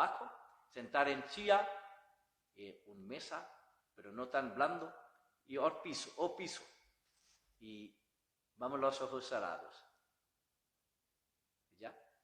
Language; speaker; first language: Spanish; non-native, learner; Bangla